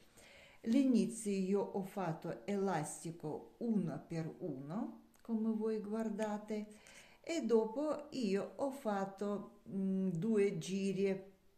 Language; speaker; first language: Italian; non-native, learner; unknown